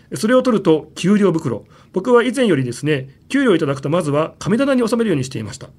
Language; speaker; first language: Japanese; native; Japanese